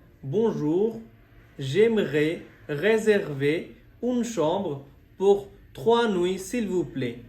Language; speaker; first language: French; non-native, fluent; Bangla